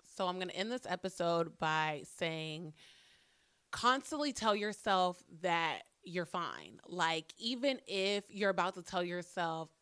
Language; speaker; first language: English; native; English